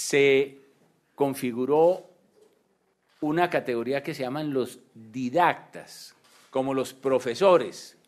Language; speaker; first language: Spanish; native; Spanish